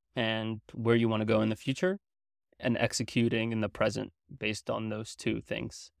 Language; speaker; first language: English; early bilingual, other home language; French